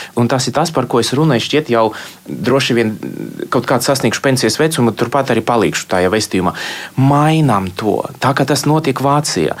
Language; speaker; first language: Latvian; non-native, local second language; Russian